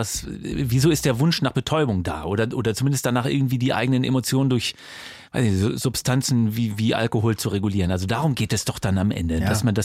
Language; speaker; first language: German; native; German